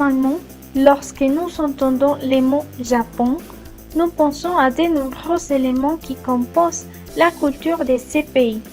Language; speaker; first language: French; non-native, learner; Spanish